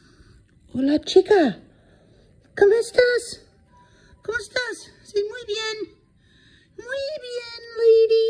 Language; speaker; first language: Spanish; non-native, learner; English